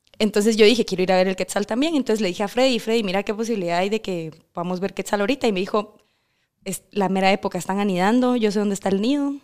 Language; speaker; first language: Spanish; native; Spanish